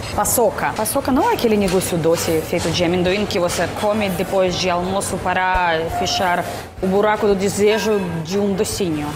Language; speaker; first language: Portuguese; non-native, fluent; Russian